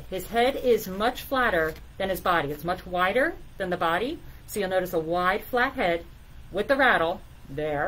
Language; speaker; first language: English; native; English